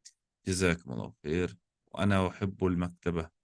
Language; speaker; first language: Arabic; non-native, fluent; English